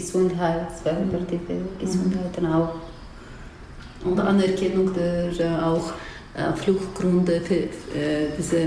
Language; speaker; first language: German; non-native, learner; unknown